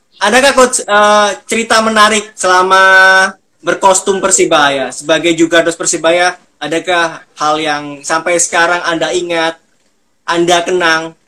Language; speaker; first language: Indonesian; native; Indonesian